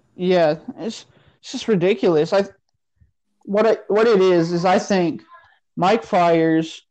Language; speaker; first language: English; native; English